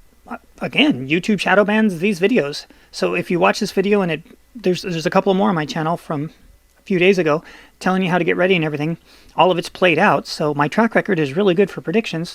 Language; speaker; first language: English; native; English